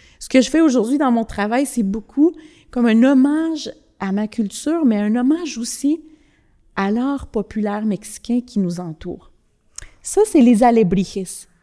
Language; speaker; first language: French; early bilingual, other home language; Spanish